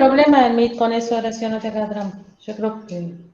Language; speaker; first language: Spanish; native; Spanish